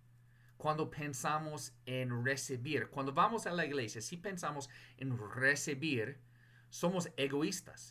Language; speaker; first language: Spanish; non-native, fluent; English